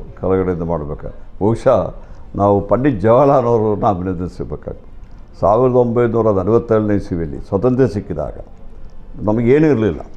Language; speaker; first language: Kannada; non-native, local second language; Malayalam